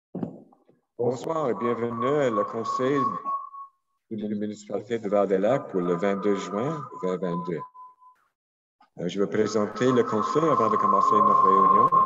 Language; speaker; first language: French; non-native, local second language; English